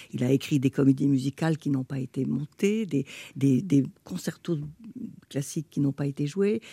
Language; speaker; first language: French; native; French